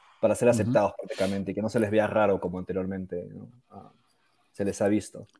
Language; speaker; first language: Spanish; native; Spanish